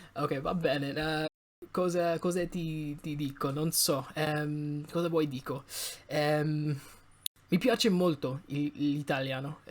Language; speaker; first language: Italian; non-native, learner; English